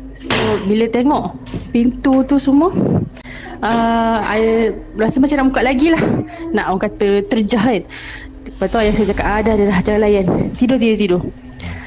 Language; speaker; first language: Malay; native; Malay